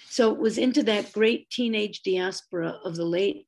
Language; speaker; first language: English; native; English